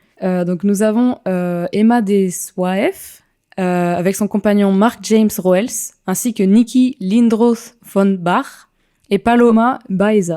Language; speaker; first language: French; native; French